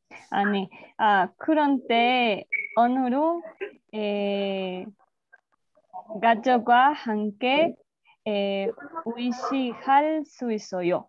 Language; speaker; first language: Korean; non-native, learner; Spanish